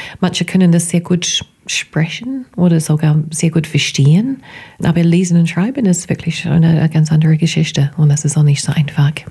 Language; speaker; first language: German; non-native, fluent; English